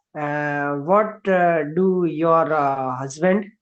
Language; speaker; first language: English; non-native, learner; Hindi